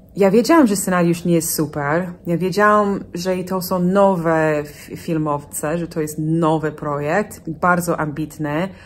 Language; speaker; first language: Polish; non-native, fluent; English